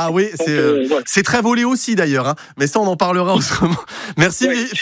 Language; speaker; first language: French; native; French